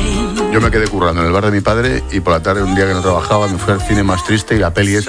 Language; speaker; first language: Spanish; native; Spanish